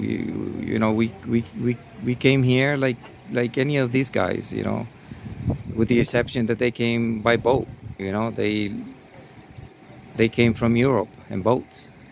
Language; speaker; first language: English; non-native, fluent; Spanish